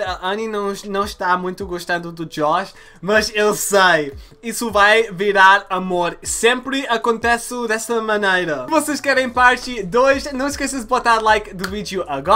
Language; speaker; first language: Portuguese; early bilingual, heritage; Portuguese